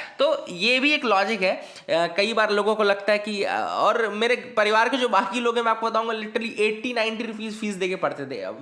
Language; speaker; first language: Hindi; native; Hindi